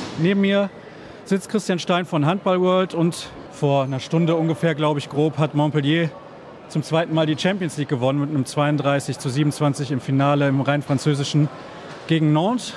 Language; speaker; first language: German; native; German